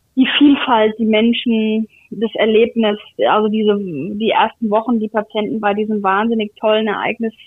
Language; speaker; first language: German; native; German